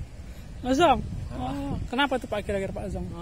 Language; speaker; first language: Indonesian; native; Indonesian